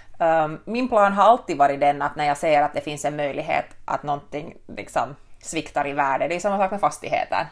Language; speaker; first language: Swedish; native; Swedish